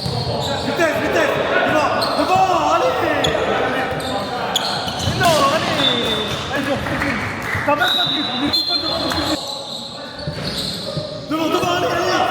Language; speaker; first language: French; native; French